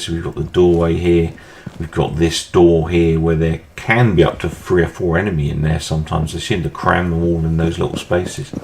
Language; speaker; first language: English; native; English